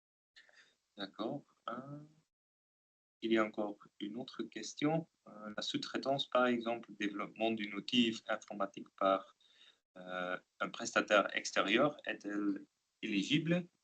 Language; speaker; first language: French; non-native, local second language; Dutch